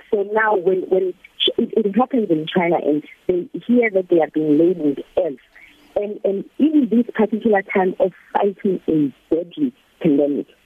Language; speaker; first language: English; non-native, local second language; Zulu